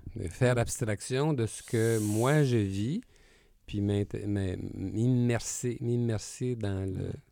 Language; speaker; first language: French; native; French